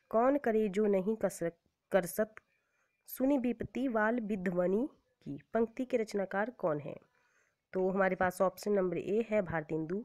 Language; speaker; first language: Hindi; native; Hindi